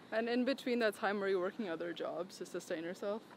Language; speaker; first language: English; native; English